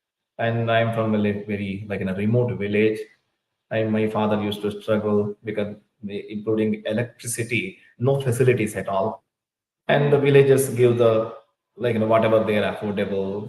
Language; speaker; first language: English; non-native, local second language; Tulu